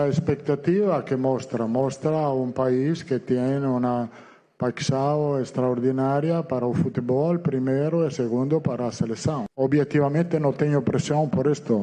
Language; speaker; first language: Portuguese; non-native, fluent; Italian